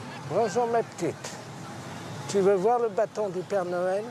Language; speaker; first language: French; native; French